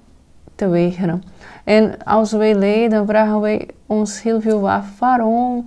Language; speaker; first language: Dutch; non-native, fluent; Portuguese